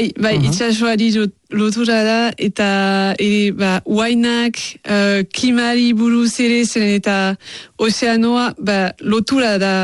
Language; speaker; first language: Basque; non-native, local second language; French